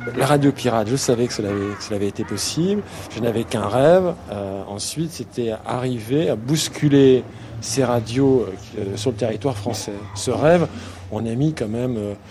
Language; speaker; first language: French; native; French